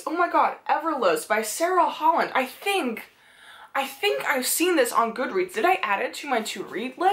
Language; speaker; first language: English; non-native, fluent; Dutch